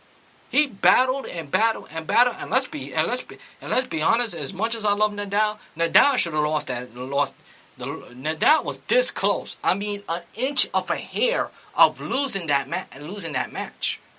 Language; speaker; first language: English; native; English